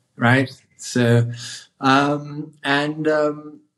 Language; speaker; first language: English; native; English